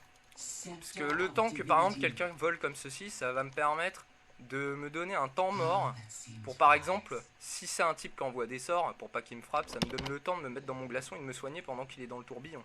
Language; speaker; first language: French; native; French